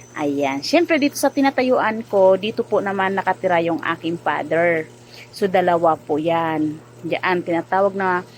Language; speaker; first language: Filipino; non-native, local second language; Masbatenyo